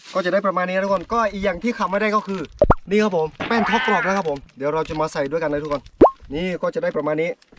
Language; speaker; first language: Thai; non-native, local second language; S'gaw Karen